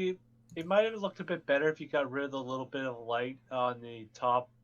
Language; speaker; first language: English; native; English